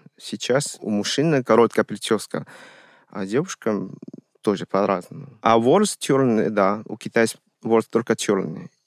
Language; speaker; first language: Russian; non-native, fluent; Chinese